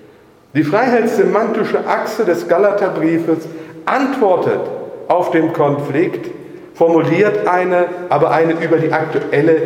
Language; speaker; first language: German; native; German